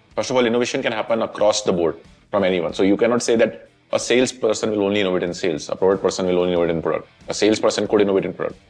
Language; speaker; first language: English; non-native, local second language; Hindi